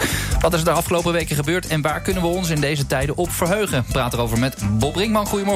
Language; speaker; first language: Dutch; native; Dutch